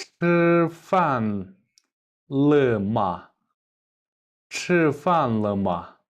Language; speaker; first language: Chinese; non-native, fluent; Kyrgyz